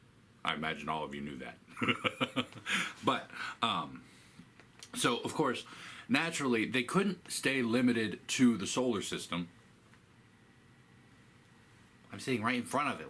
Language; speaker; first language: English; native; English